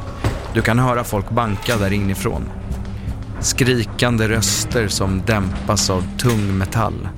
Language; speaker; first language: Swedish; native; Swedish